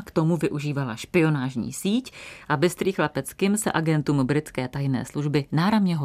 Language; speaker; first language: Czech; native; Czech